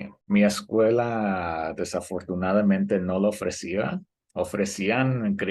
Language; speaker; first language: Spanish; early bilingual, heritage; Spanish